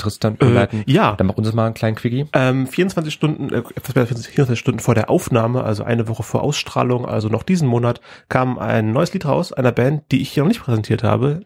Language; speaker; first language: German; native; German